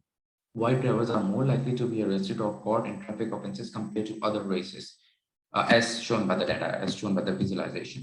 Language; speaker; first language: English; non-native, local second language; Urdu